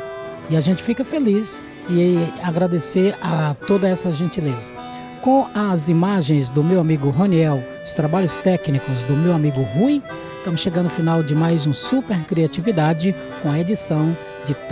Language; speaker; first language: Portuguese; native; Portuguese